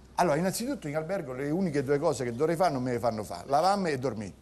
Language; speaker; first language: Italian; native; Italian